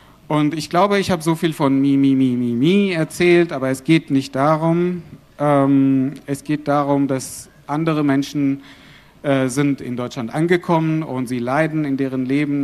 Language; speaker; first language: German; non-native, fluent; Arabic